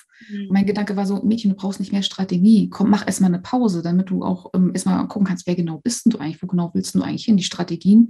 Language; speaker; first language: German; native; German